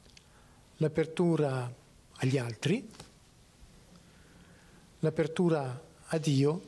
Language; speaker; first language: Italian; native; Italian